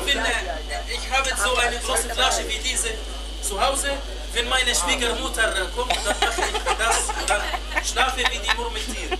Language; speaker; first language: German; non-native, fluent; Arabic